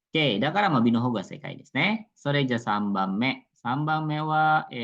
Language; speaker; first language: Japanese; non-native, fluent; Indonesian